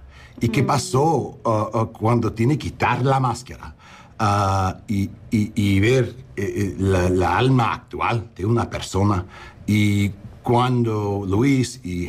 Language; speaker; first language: Spanish; non-native, learner; English